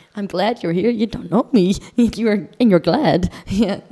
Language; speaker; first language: English; non-native, fluent; Dutch